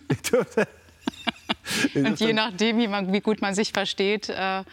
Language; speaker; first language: German; native; German